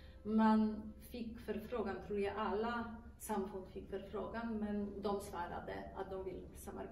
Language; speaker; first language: Swedish; non-native, fluent; Polish